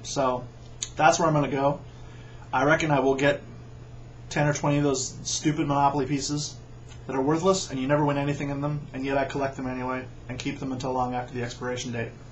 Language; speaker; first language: English; native; English